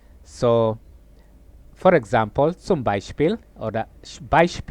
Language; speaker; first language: German; non-native, fluent; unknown